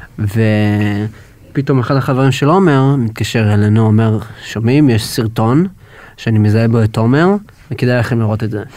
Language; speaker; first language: Hebrew; native; Hebrew